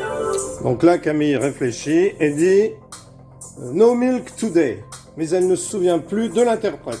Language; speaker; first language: French; native; French